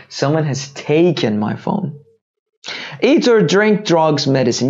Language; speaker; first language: English; non-native, fluent; Persian